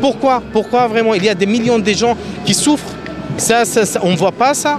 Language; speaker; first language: French; non-native, fluent; Arabic